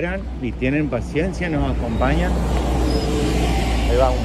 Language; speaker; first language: Spanish; native; Spanish